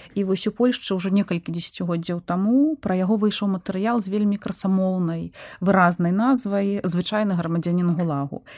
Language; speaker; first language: Belarusian; native; Belarusian